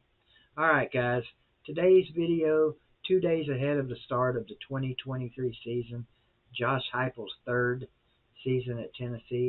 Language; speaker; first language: English; native; English